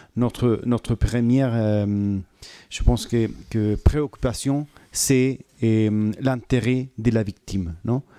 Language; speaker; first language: French; non-native, fluent; Spanish